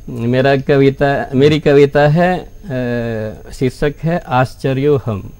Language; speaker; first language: Hindi; non-native, fluent; Indonesian